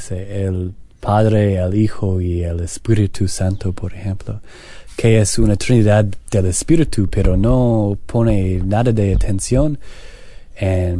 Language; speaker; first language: Spanish; non-native, learner; English